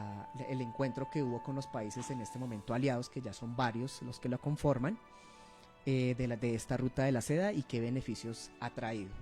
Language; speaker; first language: Spanish; native; Spanish